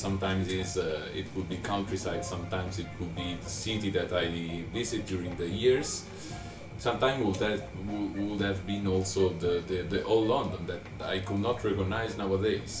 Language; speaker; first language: English; non-native, fluent; Italian